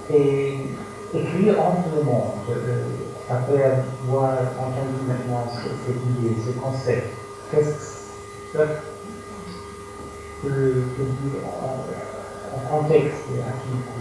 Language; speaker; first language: French; non-native, fluent; German